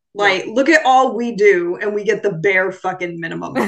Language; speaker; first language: English; early bilingual, other home language; Italian